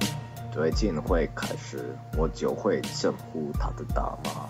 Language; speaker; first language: Chinese; non-native, learner; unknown